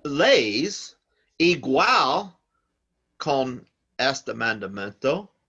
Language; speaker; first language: Spanish; non-native, learner; English